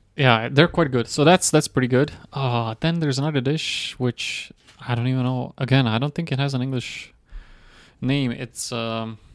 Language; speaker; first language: English; non-native, fluent; Croatian